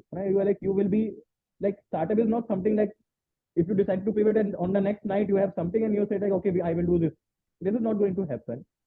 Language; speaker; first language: English; non-native, local second language; Hindi